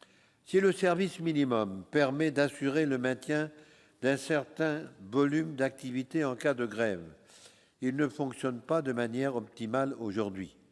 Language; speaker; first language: French; native; French